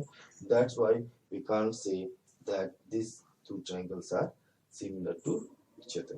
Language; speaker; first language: English; non-native, local second language; Hindi